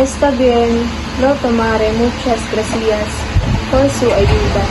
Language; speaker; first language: Spanish; non-native, learner; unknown